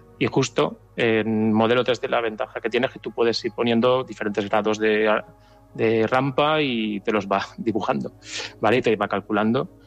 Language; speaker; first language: Spanish; native; Spanish